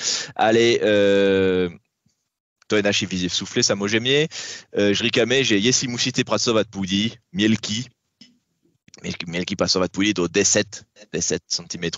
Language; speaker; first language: Czech; non-native, learner; French